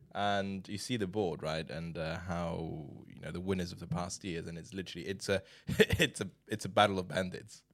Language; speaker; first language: English; non-native, fluent; Chinese